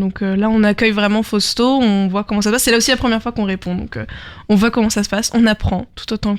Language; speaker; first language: French; native; French